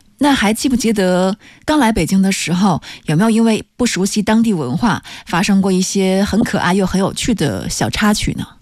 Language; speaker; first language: Chinese; native; Chinese